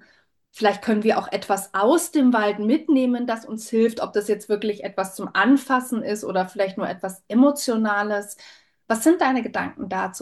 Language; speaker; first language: German; native; German